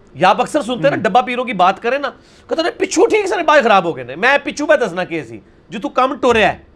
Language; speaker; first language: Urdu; non-native, local second language; Punjabi